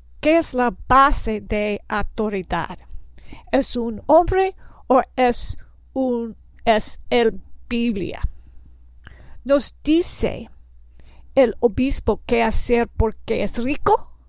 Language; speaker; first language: Spanish; non-native, learner; English